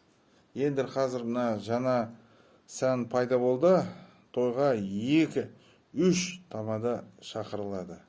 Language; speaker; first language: Kazakh; non-native, local second language; Russian